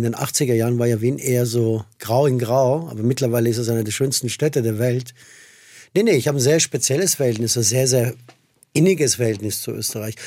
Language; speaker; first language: German; non-native, fluent; Persian